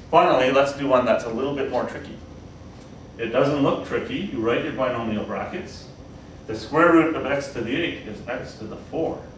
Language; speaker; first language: English; native; English